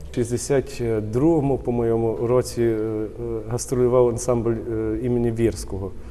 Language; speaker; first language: Ukrainian; early bilingual, heritage; Ukrainian